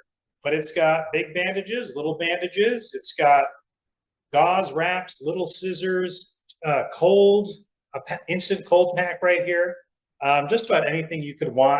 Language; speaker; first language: English; native; English